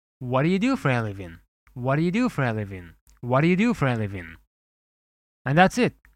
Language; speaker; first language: English; non-native, fluent; Persian